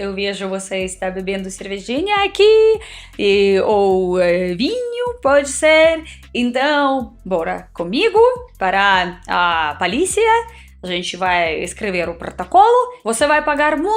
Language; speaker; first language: Portuguese; non-native, fluent; Russian